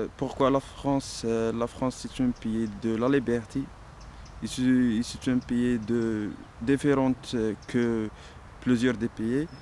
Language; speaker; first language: French; non-native, local second language; Arabic